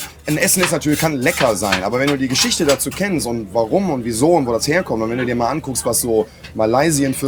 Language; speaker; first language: German; native; German